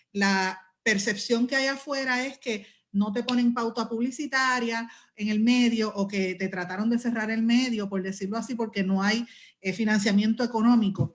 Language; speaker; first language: Spanish; native; Spanish